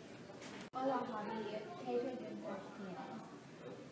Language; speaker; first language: Spanish; non-native, learner; English